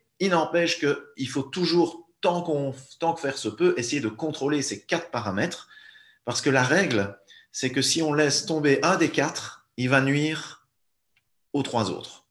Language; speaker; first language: French; native; French